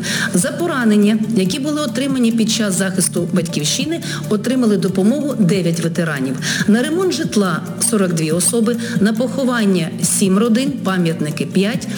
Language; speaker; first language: Ukrainian; native; Ukrainian